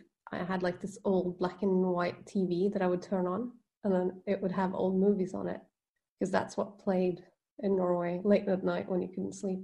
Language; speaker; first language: English; non-native, fluent; Norwegian